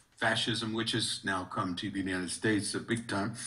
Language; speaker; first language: English; native; English